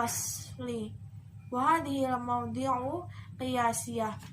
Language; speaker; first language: Arabic; non-native, learner; Indonesian